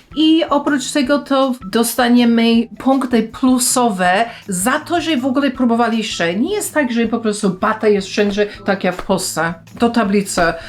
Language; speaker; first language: Polish; early bilingual, heritage; Polish